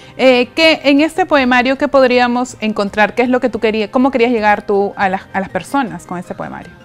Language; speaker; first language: Spanish; native; Spanish